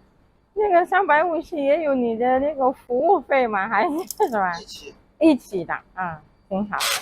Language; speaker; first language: Chinese; non-native, fluent; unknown